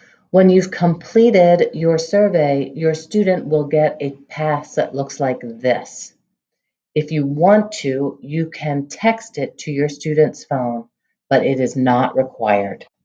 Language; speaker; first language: English; native; English